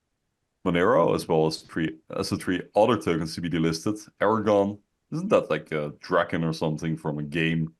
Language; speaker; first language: English; non-native, fluent; Dutch